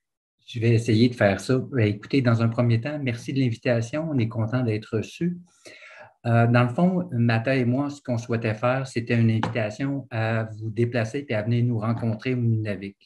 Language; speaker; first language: French; native; French